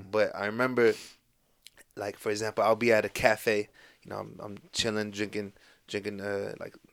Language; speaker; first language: English; native; English